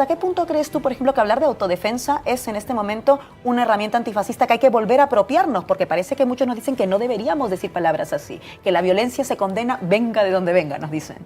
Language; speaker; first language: Spanish; native; Spanish